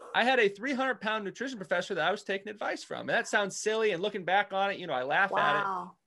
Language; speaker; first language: English; native; English